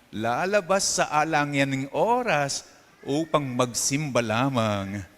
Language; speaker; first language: Filipino; non-native, local second language; Pampanga